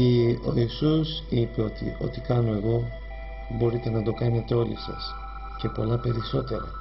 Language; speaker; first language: Greek; native; Greek